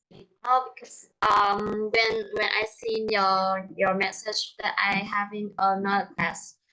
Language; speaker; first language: English; non-native, learner; Vietnamese